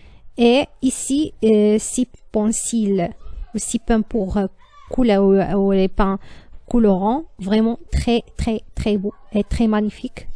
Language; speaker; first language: French; non-native, learner; Arabic